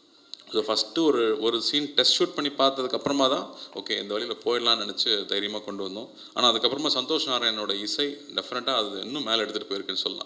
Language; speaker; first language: Tamil; native; Tamil